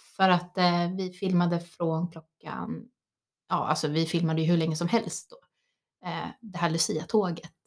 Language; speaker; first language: Swedish; early bilingual, other home language; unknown